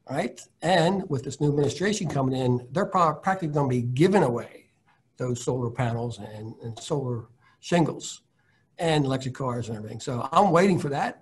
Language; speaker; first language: English; native; English